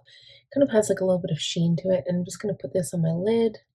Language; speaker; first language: English; native; English